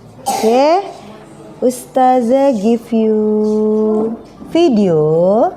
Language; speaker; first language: English; non-native, learner; Indonesian